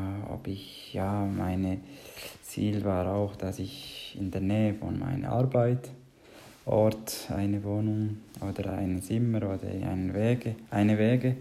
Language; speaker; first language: German; non-native, learner; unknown